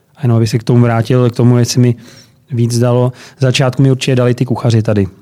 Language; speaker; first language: Czech; native; Czech